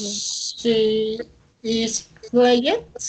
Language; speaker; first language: English; non-native, learner; Spanish